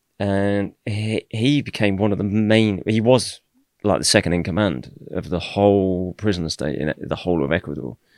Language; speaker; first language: English; native; English